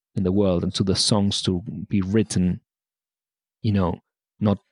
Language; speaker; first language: English; non-native, fluent; Spanish